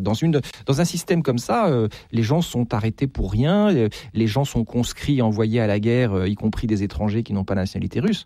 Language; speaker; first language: French; native; French